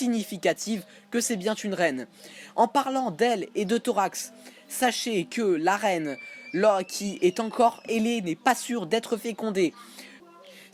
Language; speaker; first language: French; native; French